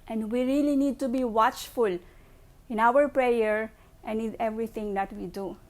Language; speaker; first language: English; non-native, local second language; Filipino